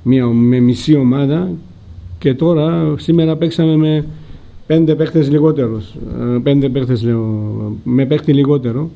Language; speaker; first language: Greek; non-native, fluent; Georgian